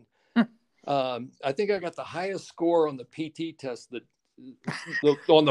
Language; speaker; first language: English; native; English